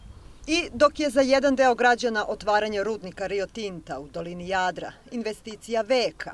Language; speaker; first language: Serbian; native; Serbian